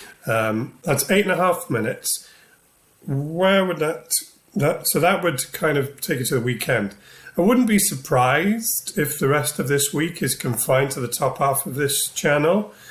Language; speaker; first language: English; native; English